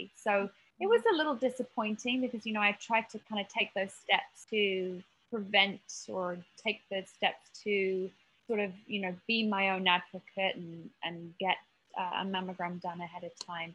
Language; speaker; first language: English; native; English